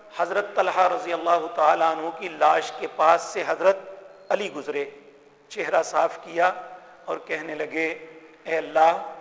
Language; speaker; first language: Urdu; native; Urdu